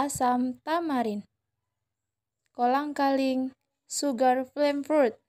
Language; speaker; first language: Indonesian; native; Indonesian